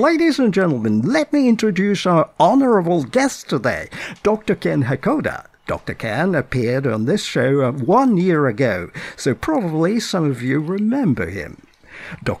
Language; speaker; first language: English; non-native, fluent; Japanese